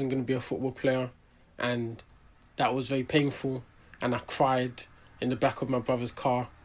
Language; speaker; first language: English; native; English